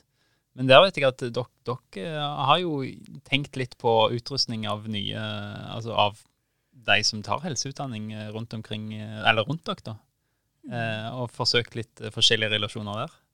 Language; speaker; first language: Norwegian; native; Norwegian